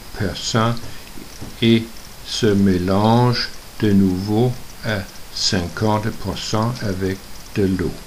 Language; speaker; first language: French; non-native, learner; Danish